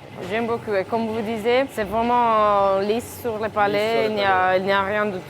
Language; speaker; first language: French; non-native, fluent; English